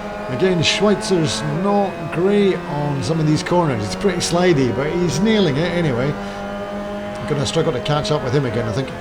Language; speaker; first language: English; native; English